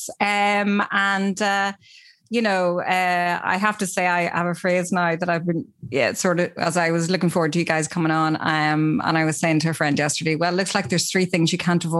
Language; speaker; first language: English; native; English